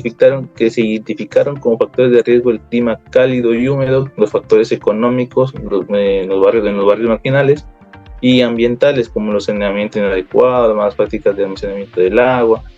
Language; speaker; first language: Spanish; native; Spanish